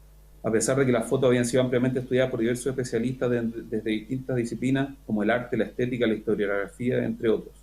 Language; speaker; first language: Spanish; native; Spanish